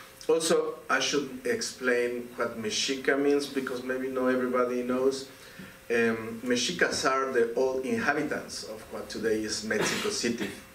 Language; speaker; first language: English; non-native, fluent; Spanish